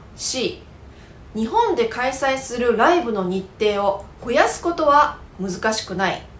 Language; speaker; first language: Japanese; native; Japanese